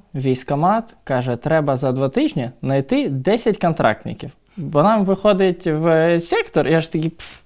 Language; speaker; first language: Ukrainian; non-native, local second language; Russian